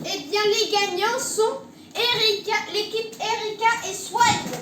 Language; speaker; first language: French; native; French